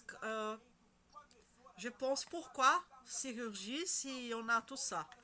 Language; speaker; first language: French; non-native, learner; Spanish